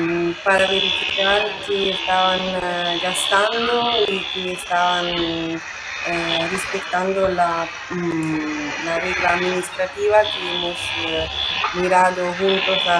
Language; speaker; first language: Spanish; non-native, learner; Italian